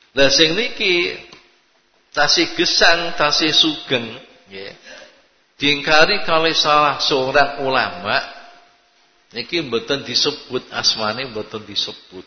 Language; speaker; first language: Indonesian; native; Indonesian